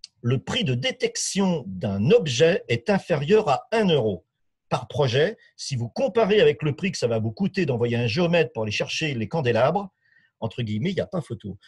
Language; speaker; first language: French; native; French